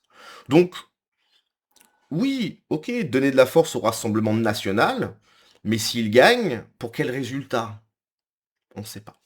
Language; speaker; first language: French; native; French